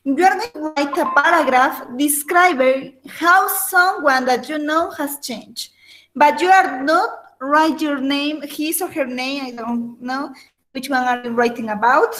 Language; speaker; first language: English; non-native, learner; Spanish